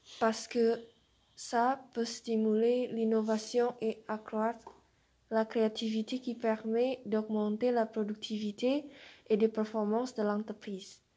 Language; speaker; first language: French; non-native, learner; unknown